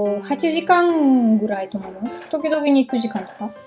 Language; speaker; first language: Japanese; non-native, learner; German